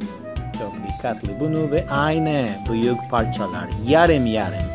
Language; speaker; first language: Turkish; non-native, learner; Spanish